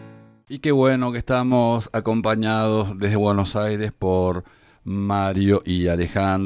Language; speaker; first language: Spanish; native; Spanish